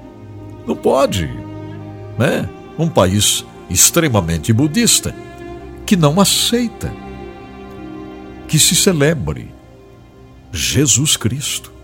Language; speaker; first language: Portuguese; native; Portuguese